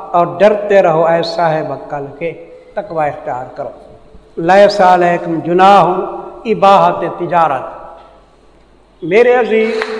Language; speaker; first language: Urdu; non-native, local second language; Saraiki